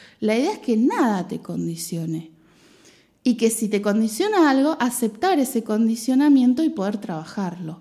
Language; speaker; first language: Spanish; native; Spanish